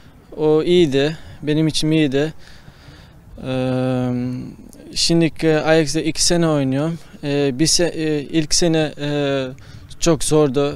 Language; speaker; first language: Turkish; early bilingual, heritage; Turkish